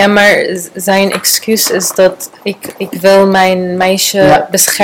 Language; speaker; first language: Dutch; non-native, learner; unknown